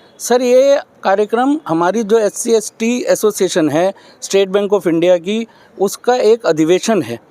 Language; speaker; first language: Hindi; native; Hindi